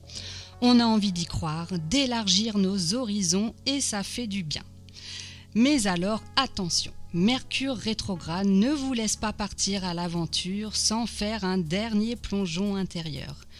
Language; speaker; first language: French; native; French